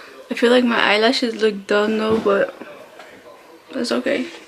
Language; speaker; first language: English; early bilingual, other home language; Spanish